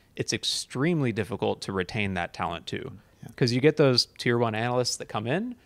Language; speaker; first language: English; native; English